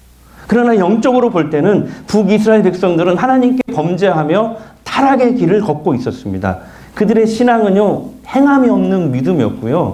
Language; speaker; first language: Korean; native; Korean